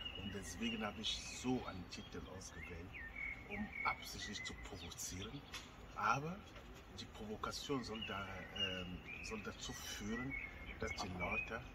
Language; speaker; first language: German; non-native, fluent; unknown